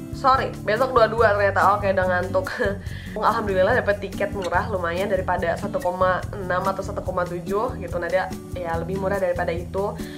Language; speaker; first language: Indonesian; non-native, local second language; Minangkabau